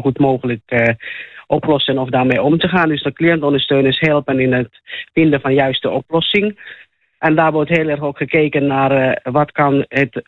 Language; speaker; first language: Dutch; non-native, fluent; Finnish